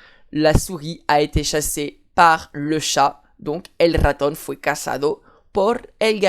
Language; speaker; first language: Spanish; non-native, fluent; French